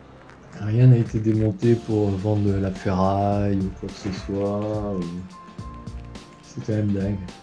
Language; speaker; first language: French; native; French